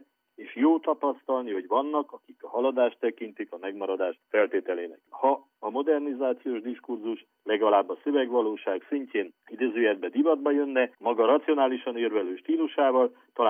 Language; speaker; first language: Hungarian; native; Hungarian